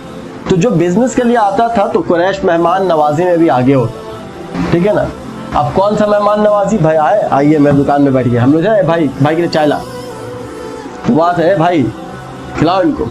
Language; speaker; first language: Urdu; native; Urdu